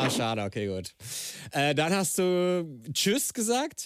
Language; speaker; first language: German; native; German